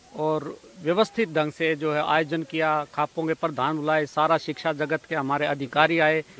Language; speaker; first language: Hindi; native; Hindi